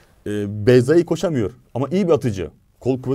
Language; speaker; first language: Turkish; native; Turkish